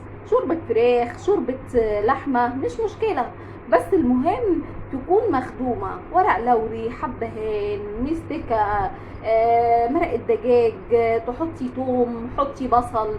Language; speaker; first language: Arabic; native; Arabic